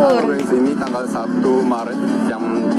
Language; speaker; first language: Indonesian; non-native, fluent; Korean